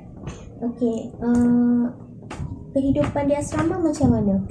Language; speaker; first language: Malay; native; Malay